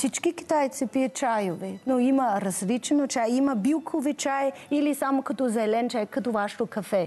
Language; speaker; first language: Bulgarian; non-native, learner; Chinese